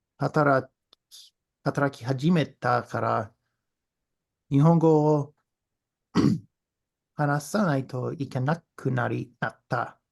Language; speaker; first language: Japanese; non-native, learner; English